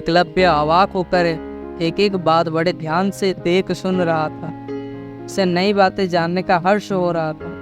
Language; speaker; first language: Hindi; native; Hindi